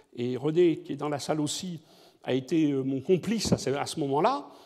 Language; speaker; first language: French; native; French